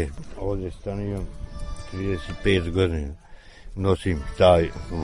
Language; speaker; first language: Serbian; non-native, local second language; Hungarian